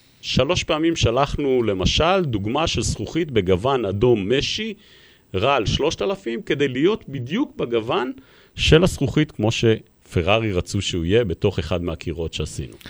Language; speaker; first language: Hebrew; native; Hebrew